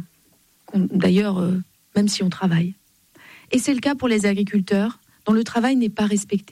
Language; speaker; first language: French; native; French